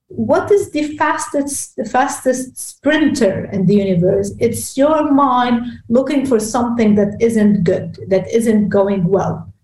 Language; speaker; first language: English; non-native, fluent; Arabic